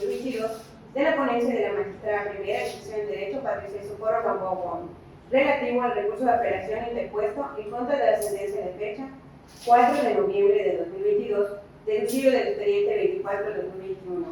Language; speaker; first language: Spanish; native; Spanish